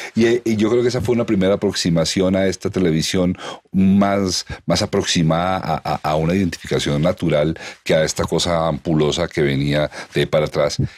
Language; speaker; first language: Spanish; native; Spanish